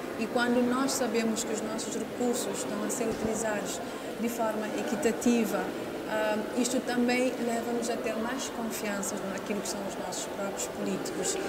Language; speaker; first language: Portuguese; non-native, local second language; Kabuverdianu